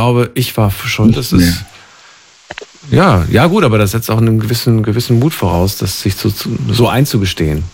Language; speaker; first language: German; native; German